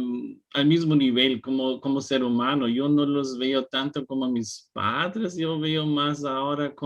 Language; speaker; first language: Spanish; non-native, fluent; German